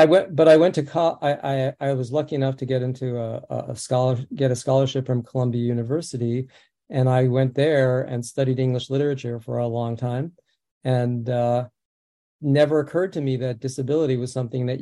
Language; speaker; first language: English; early bilingual, other home language; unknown